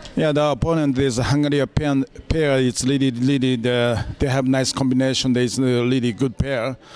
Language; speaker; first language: English; non-native, fluent; Japanese